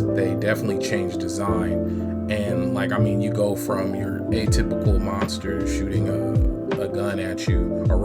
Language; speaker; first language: English; native; English